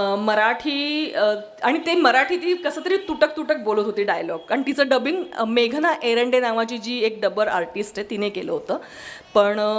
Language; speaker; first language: Marathi; non-native, local second language; Kannada